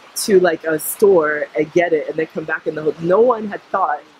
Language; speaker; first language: English; native; English